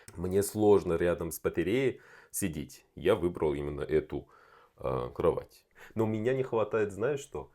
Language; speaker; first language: Russian; non-native, fluent; Persian